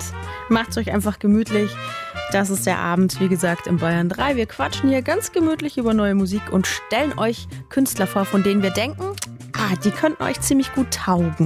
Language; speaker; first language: German; native; German